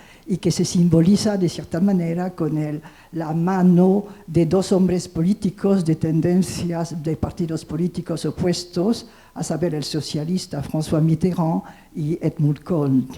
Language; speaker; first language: Spanish; non-native, fluent; French